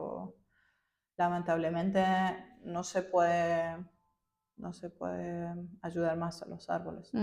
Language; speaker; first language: Spanish; non-native, fluent; German